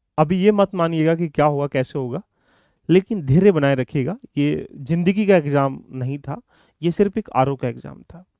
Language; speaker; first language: Hindi; native; Hindi